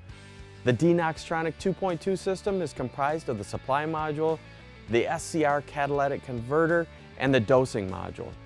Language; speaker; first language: English; native; English